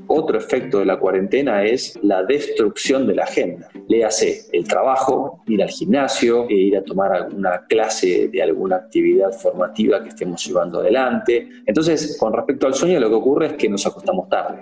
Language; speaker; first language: Spanish; native; Spanish